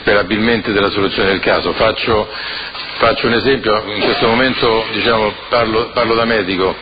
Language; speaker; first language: Italian; native; Italian